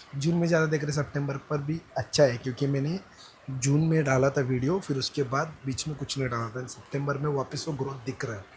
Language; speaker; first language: Hindi; non-native, local second language; Marathi